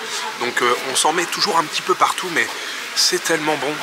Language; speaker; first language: French; native; French